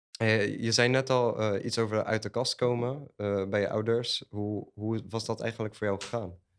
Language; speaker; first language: Dutch; early bilingual, other home language; Polish